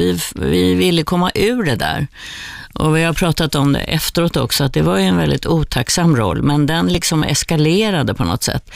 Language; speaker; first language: Swedish; native; Swedish